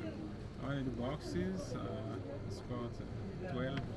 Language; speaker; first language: English; non-native, learner; Haitian Creole